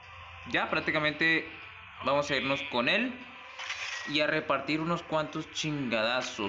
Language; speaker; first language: Spanish; native; Spanish